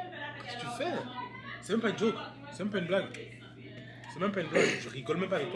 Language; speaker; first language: French; native; French